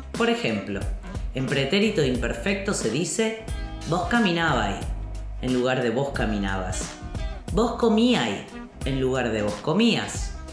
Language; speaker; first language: Spanish; native; Spanish